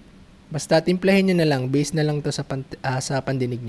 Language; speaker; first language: Filipino; native; Filipino